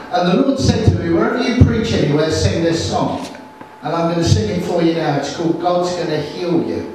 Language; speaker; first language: English; native; English